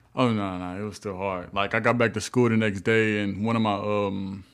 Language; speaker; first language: English; native; English